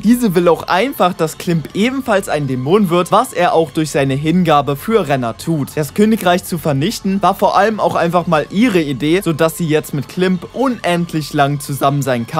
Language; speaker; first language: German; native; German